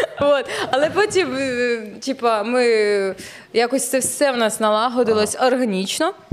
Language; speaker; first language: Ukrainian; non-native, local second language; Russian